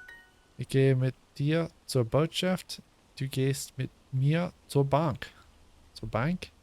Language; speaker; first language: German; non-native, learner; English